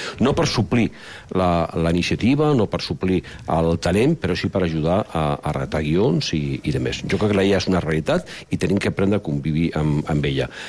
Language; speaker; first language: Catalan; non-native, local second language; Spanish